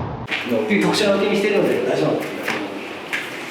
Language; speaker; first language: Japanese; native; Japanese